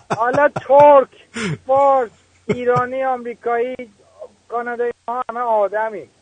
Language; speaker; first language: Persian; non-native, local second language; Azerbaijani